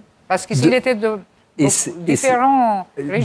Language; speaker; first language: French; non-native, fluent; Albanian